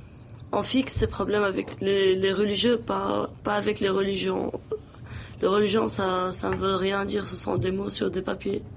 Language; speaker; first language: French; non-native, local second language; Arabic